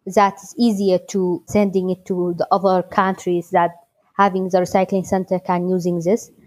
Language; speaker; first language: English; non-native, learner; Kurdish